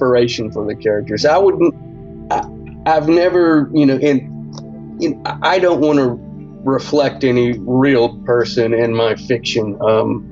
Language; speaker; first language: English; native; English